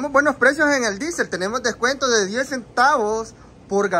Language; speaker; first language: Spanish; native; Spanish